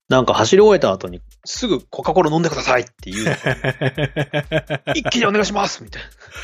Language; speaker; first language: Japanese; native; Japanese